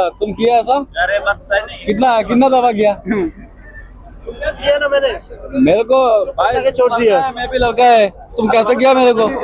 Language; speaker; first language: Hindi; non-native, learner; Bangla